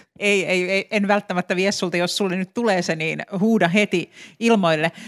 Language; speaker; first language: Finnish; native; Finnish